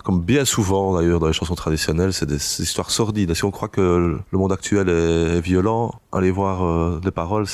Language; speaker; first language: French; native; French